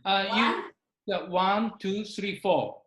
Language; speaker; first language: English; non-native, learner; Japanese